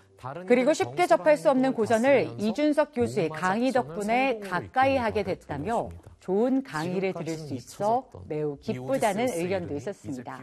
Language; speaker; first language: Korean; native; Korean